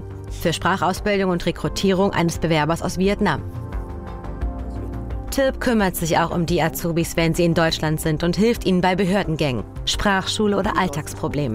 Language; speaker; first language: German; native; German